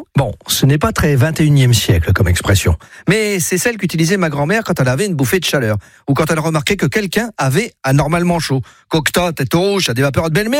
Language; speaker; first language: French; native; French